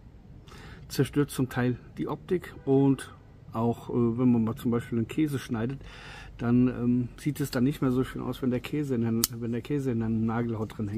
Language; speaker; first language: German; native; German